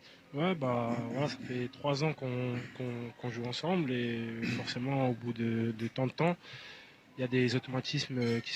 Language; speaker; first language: French; native; French